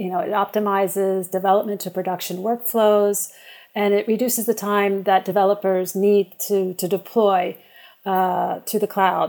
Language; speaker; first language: English; native; English